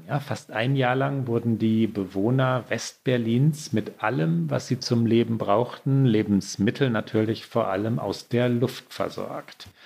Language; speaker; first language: German; native; German